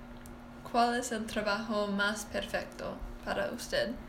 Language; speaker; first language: Spanish; non-native, learner; English